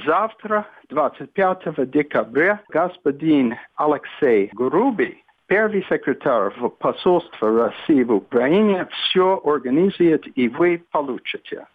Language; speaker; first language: Russian; non-native, fluent; English